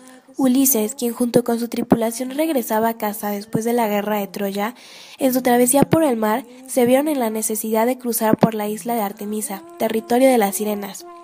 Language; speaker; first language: Spanish; native; Spanish